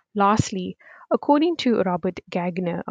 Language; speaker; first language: English; native; English